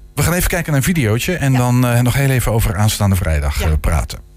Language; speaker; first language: Dutch; native; Dutch